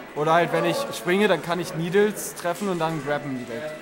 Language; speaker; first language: German; native; German